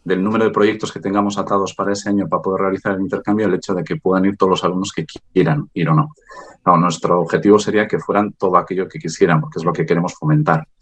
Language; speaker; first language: Spanish; non-native, local second language; Basque